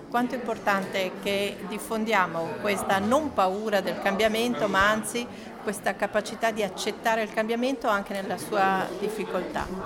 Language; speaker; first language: Italian; native; Italian